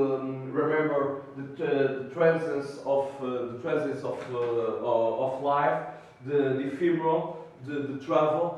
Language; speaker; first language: English; non-native, learner; Portuguese